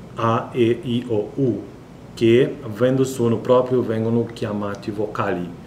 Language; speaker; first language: Italian; non-native, learner; Portuguese